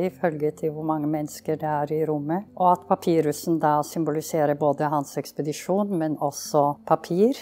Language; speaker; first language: Norwegian; early bilingual, heritage; Norwegian